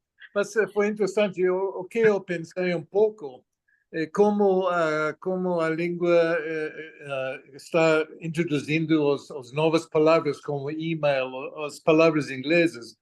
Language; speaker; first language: Portuguese; non-native, fluent; English